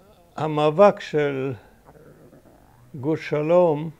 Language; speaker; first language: Hebrew; early bilingual, other home language; German